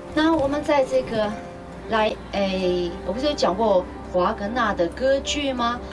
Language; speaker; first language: Chinese; native; Chinese